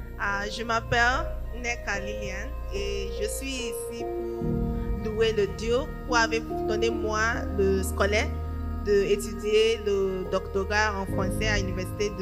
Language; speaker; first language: French; non-native, learner; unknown